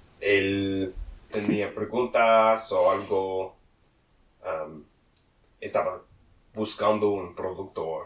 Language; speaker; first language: Spanish; non-native, learner; English